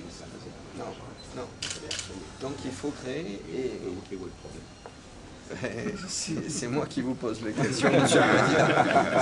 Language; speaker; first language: French; native; French